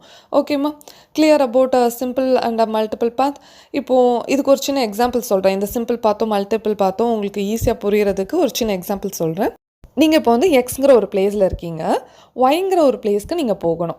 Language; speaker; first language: Tamil; native; Tamil